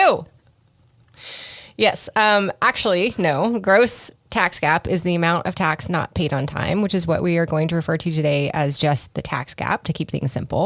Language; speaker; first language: English; native; English